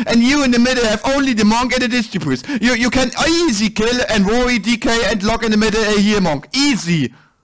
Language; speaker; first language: English; non-native, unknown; German